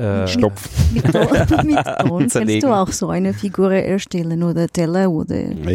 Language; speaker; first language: German; non-native, learner; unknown